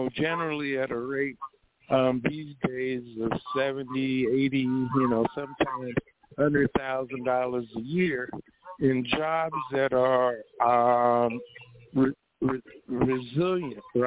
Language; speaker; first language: English; early bilingual, other home language; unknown